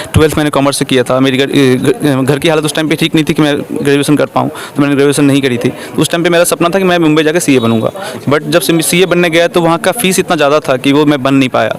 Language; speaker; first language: Hindi; non-native, local second language; Maithili